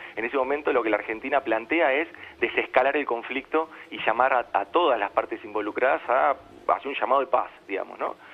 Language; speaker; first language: Spanish; native; Spanish